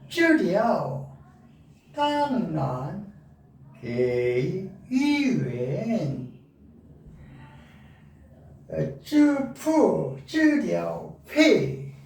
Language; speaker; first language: Chinese; non-native, learner; Korean